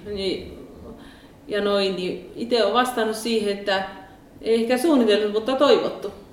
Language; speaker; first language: Finnish; early bilingual, heritage; Finnish